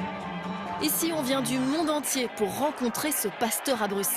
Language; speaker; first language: French; native; French